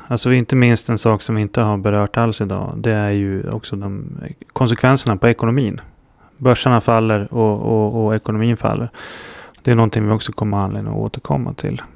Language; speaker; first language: Swedish; native; Swedish